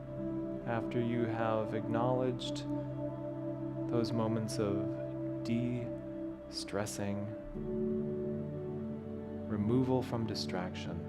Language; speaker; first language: English; native; English